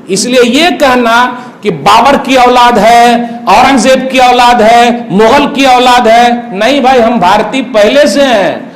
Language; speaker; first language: Hindi; native; Hindi